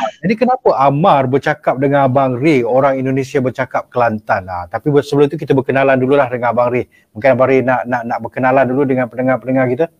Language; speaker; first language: Malay; native; Malay